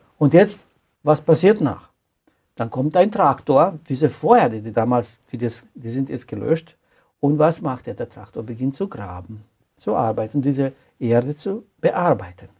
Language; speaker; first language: German; non-native, fluent; Romanian